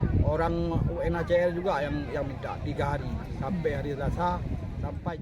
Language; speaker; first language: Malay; non-native, local second language; Achinese